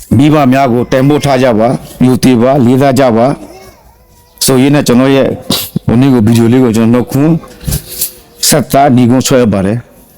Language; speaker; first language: Burmese; non-native, local second language; Rohingya